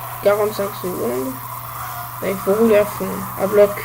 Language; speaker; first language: French; native; French